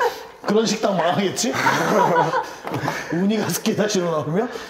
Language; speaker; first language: Korean; native; Korean